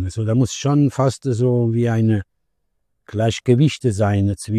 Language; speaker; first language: German; non-native, learner; Italian